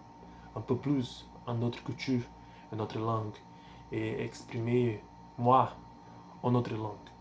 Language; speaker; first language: French; non-native, learner; Portuguese